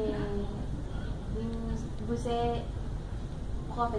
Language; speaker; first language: French; non-native, learner; Spanish